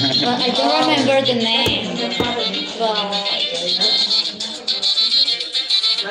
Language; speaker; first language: English; non-native, learner; Spanish